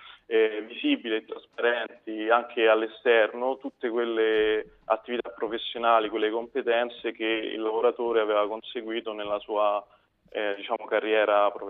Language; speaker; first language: Italian; native; Italian